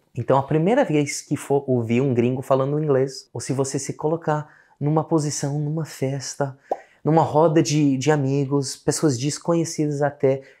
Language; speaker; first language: Portuguese; non-native, fluent; English